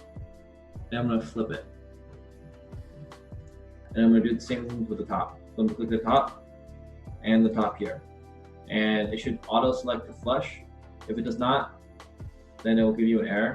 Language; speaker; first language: English; native; English